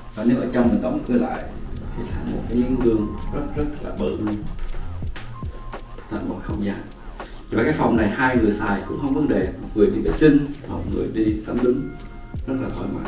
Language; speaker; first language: Vietnamese; native; Vietnamese